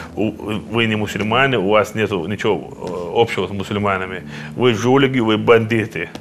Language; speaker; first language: Russian; non-native, local second language; Chechen